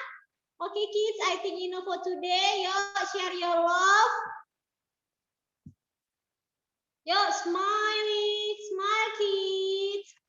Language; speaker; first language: English; non-native, learner; Indonesian